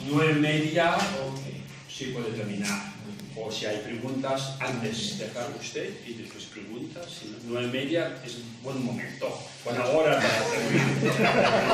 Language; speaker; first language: Spanish; non-native, learner; Tibetan